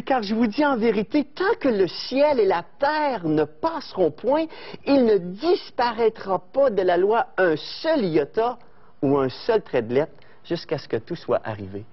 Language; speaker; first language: French; native; French